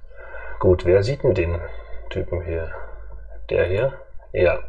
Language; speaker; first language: German; native; German